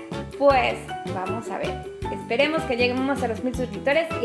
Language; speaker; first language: Spanish; native; Spanish